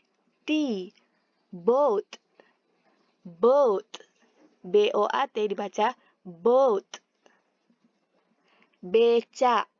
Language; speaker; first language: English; non-native, fluent; Indonesian